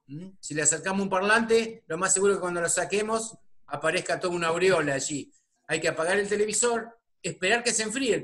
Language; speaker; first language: Spanish; native; Spanish